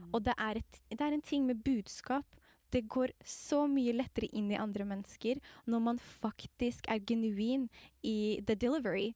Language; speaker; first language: Norwegian; non-native, fluent; Somali